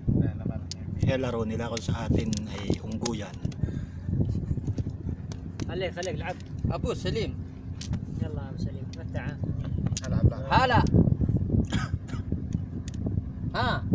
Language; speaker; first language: Arabic; non-native, learner; Filipino